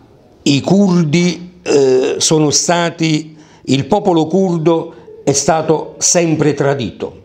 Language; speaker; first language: Italian; native; Italian